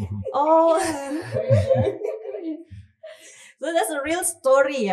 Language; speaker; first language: English; non-native, fluent; Indonesian